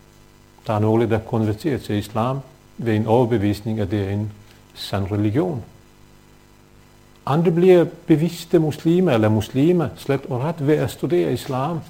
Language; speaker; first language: Danish; non-native, fluent; Bosnian